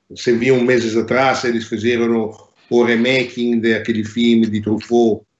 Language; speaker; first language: Portuguese; non-native, fluent; Italian